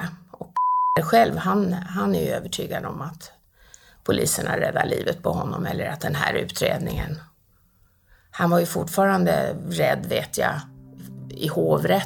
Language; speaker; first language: Swedish; native; Swedish